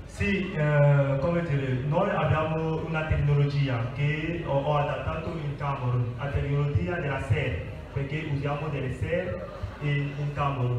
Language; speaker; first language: Italian; non-native, fluent; French